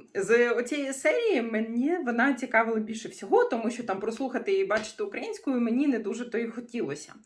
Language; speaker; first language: Ukrainian; non-native, local second language; Russian